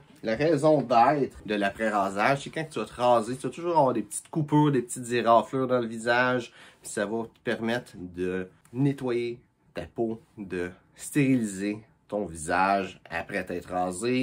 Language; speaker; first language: French; native; French